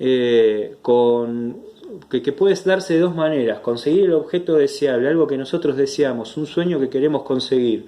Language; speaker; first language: Spanish; native; Spanish